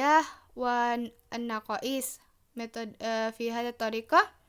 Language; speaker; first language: Arabic; non-native, learner; Indonesian